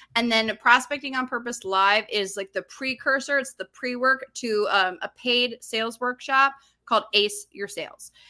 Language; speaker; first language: English; native; English